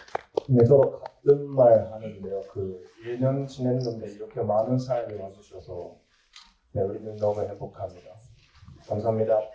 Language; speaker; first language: Korean; non-native, learner; Japanese